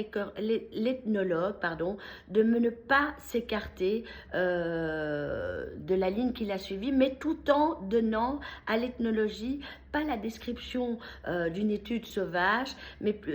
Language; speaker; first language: French; native; French